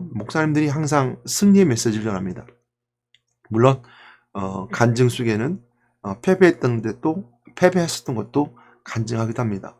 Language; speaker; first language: Korean; native; Korean